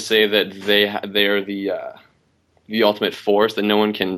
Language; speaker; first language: English; native; English